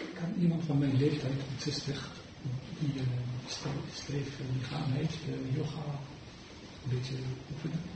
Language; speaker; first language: Dutch; non-native, fluent; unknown